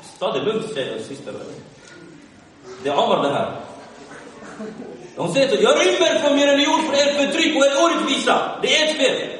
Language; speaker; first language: Swedish; early bilingual, other home language; Arabic